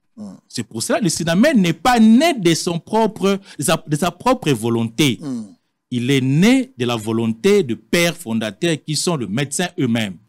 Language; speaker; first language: French; non-native, local second language; Lingala